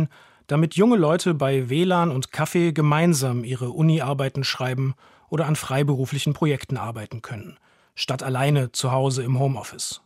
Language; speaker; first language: German; native; German